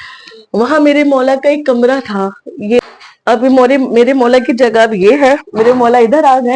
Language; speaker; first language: Hindi; native; Hindi